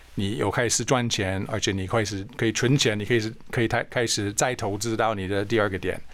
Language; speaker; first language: Chinese; non-native, fluent; English